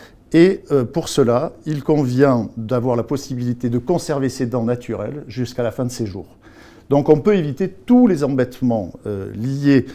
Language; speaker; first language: French; native; French